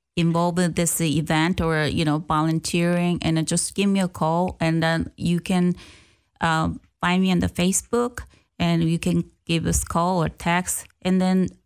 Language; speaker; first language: English; non-native, learner; Korean